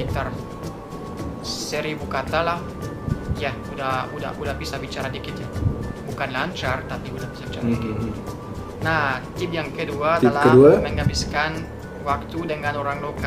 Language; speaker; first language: Indonesian; non-native, fluent; French